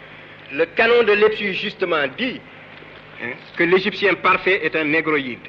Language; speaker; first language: French; non-native, local second language; Wolof